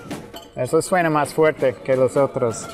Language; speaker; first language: Spanish; non-native, fluent; English